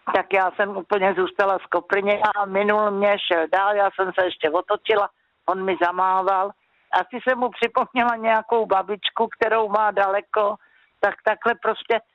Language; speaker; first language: Czech; native; Czech